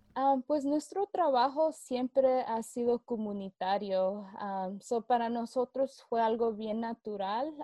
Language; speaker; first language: Spanish; early bilingual, heritage; Spanish